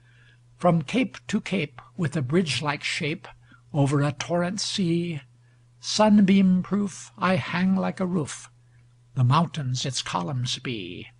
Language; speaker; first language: English; native; English